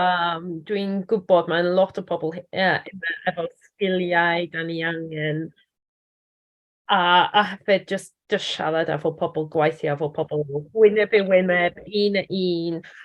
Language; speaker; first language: Welsh; non-native, learner; English